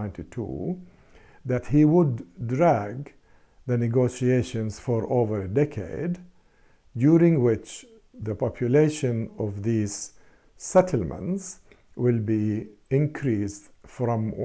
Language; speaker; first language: English; non-native, fluent; Arabic